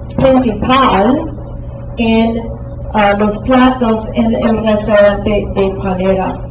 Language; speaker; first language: Spanish; non-native, fluent; English